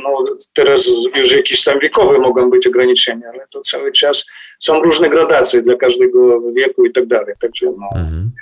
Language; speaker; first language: Polish; non-native, fluent; Ukrainian